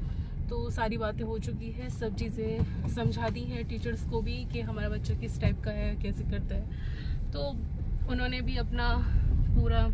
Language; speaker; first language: Hindi; native; Hindi